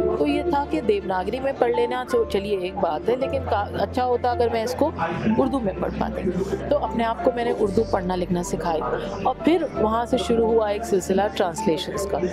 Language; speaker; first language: Hindi; native; Hindi